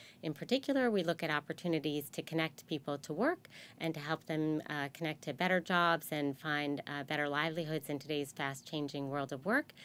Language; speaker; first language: English; native; English